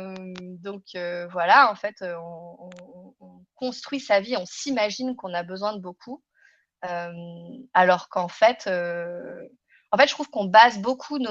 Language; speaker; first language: French; native; French